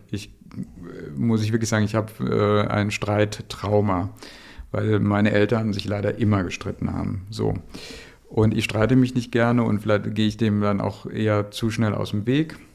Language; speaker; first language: German; native; German